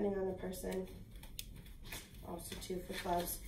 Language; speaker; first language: English; native; English